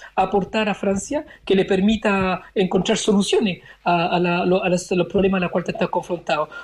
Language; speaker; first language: Spanish; early bilingual, other home language; French